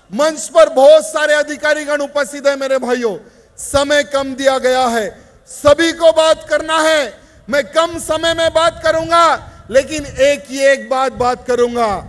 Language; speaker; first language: Hindi; native; Hindi